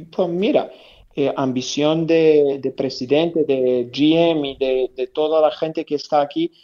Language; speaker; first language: Spanish; non-native, fluent; Serbian